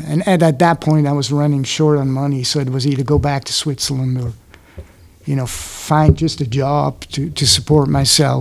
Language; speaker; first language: English; non-native, fluent; Swiss German